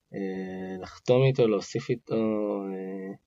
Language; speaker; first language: Hebrew; native; Hebrew